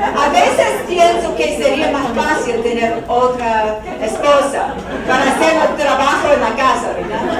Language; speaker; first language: Spanish; non-native, learner; English